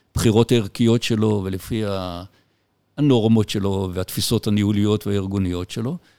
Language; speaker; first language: Hebrew; native; Hebrew